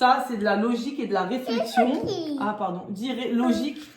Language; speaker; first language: French; native; French